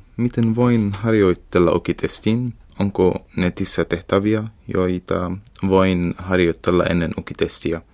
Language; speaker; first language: Finnish; non-native, learner; Arabic